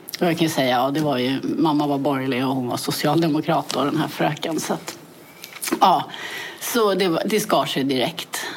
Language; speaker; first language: Swedish; early bilingual, other home language; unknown